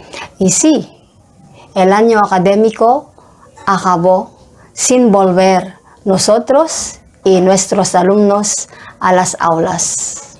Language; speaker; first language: Spanish; non-native, fluent; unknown